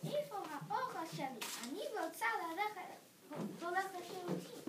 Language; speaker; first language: Hebrew; non-native, learner; English